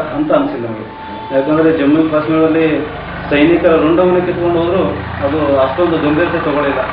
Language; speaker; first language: Kannada; non-native, local second language; Lambadi